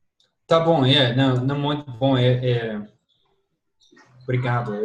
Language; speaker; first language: Portuguese; non-native, fluent; English